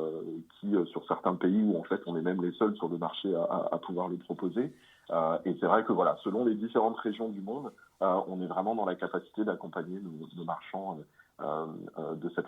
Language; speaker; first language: French; native; French